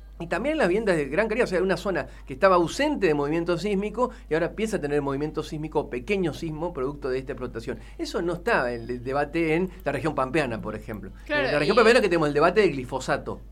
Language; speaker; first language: Spanish; native; Spanish